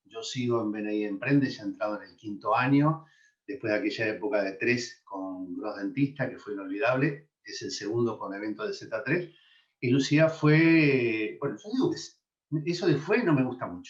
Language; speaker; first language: Spanish; native; Spanish